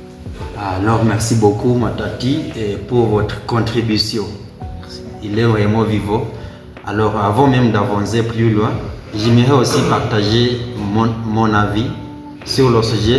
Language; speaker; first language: French; non-native, learner; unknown